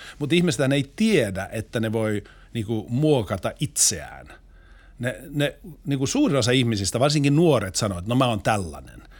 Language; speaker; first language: Finnish; non-native, local second language; Swedish